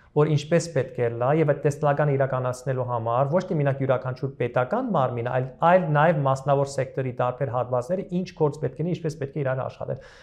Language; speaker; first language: Armenian; early bilingual, heritage; Armenian